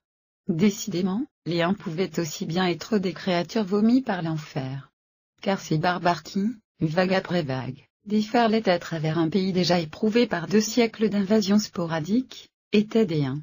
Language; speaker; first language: French; native; French